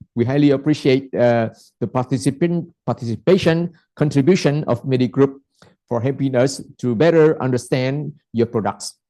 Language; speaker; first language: English; non-native, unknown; Vietnamese